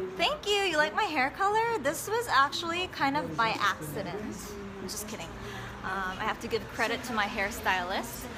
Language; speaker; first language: English; early bilingual, other home language; Korean